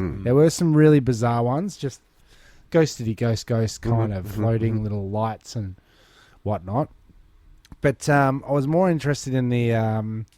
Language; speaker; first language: English; native; English